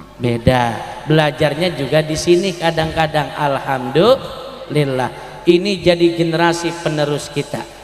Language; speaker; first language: Indonesian; native; Indonesian